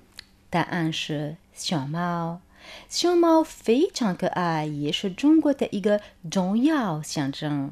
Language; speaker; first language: Chinese; non-native, fluent; Arabic